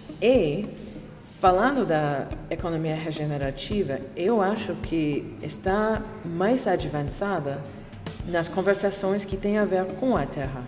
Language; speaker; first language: Portuguese; non-native, fluent; English